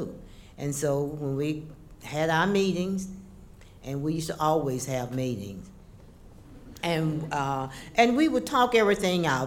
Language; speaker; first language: English; native; English